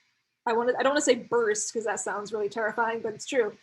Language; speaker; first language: English; native; English